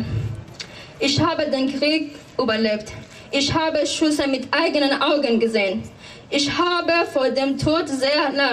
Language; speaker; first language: German; non-native, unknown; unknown